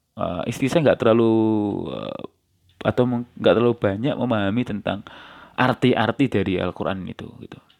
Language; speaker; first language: Indonesian; non-native, local second language; Javanese